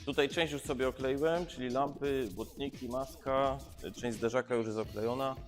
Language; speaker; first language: Polish; native; Polish